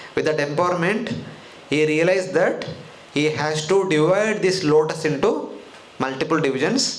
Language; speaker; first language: English; non-native, local second language; Telugu